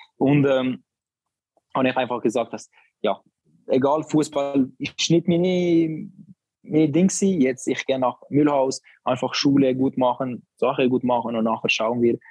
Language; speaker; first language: German; non-native, learner; Albanian